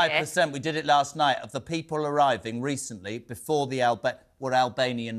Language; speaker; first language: English; native; English